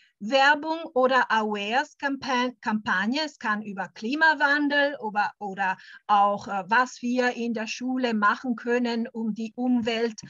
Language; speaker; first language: German; non-native, fluent; Italian